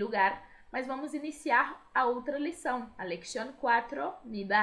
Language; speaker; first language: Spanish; non-native, fluent; Portuguese